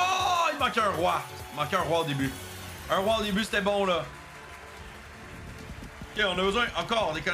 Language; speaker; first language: French; native; French